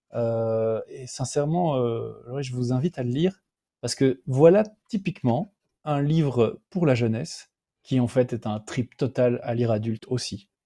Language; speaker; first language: French; native; French